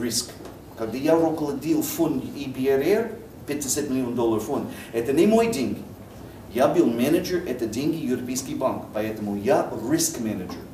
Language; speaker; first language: Russian; non-native, learner; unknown